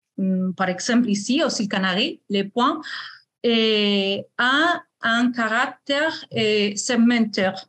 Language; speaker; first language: French; non-native, fluent; Spanish